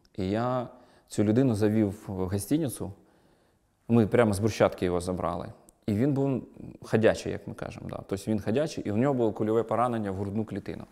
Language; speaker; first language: Ukrainian; non-native, local second language; Russian